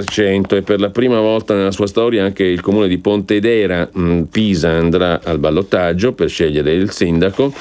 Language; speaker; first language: Italian; native; Italian